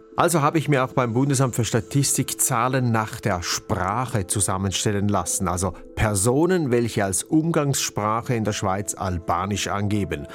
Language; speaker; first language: German; native; German